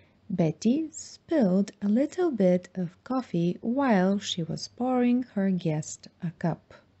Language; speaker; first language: English; non-native, fluent; Bulgarian